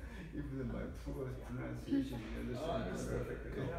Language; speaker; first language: Chinese; non-native, learner; English